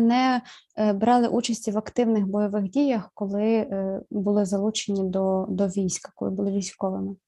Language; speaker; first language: Ukrainian; native; Ukrainian